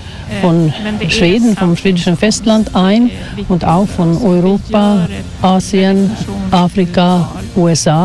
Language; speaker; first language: German; non-native, learner; Swedish